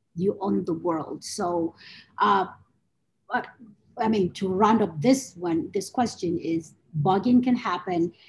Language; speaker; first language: English; non-native, local second language; Hausa